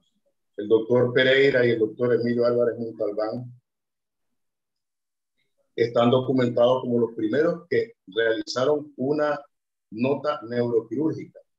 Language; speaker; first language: Spanish; native; Spanish